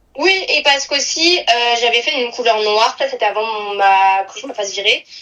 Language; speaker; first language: French; native; French